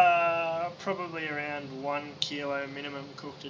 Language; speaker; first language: English; native; English